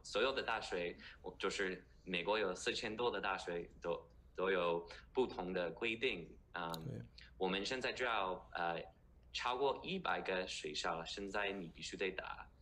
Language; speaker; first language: Chinese; non-native, fluent; English